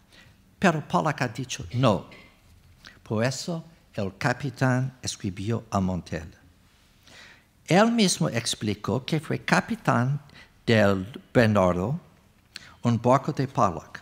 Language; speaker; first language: Spanish; non-native, fluent; English